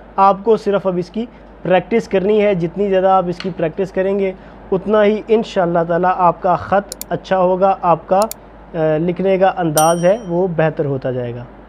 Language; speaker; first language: Urdu; non-native, local second language; Punjabi